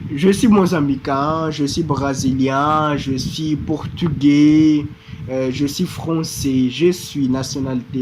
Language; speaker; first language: French; non-native, fluent; Portuguese